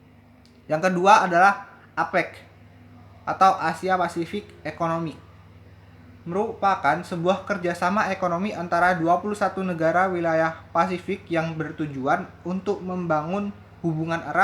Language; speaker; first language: Indonesian; native; Indonesian